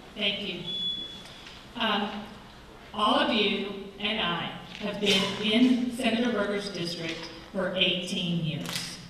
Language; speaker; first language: English; native; English